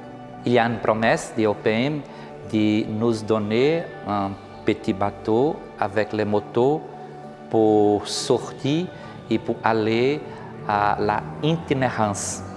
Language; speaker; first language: French; non-native, learner; Portuguese